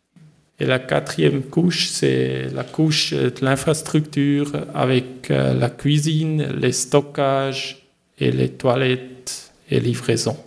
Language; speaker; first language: French; non-native, learner; German